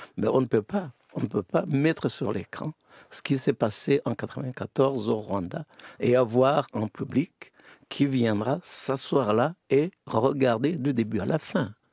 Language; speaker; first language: French; non-native, local second language; Kinyarwanda